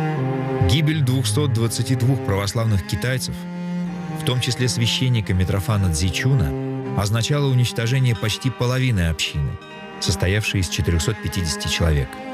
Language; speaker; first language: Russian; native; Russian